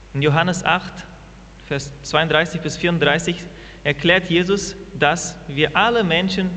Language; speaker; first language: German; non-native, fluent; Portuguese